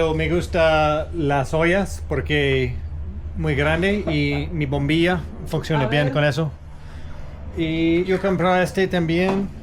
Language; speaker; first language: Spanish; non-native, learner; English